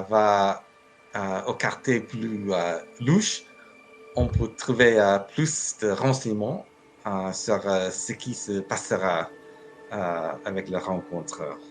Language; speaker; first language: French; non-native, learner; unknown